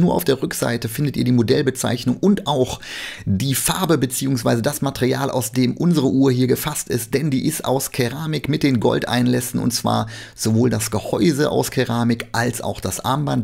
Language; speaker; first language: German; native; German